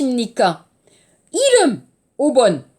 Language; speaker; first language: Korean; non-native, learner; French